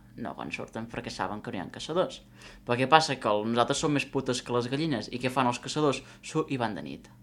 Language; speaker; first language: Catalan; native; Catalan